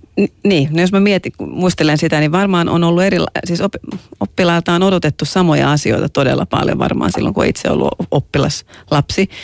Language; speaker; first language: Finnish; native; Finnish